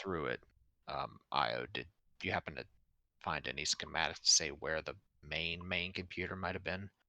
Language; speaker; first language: English; native; English